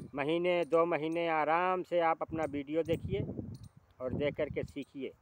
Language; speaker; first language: Hindi; native; Hindi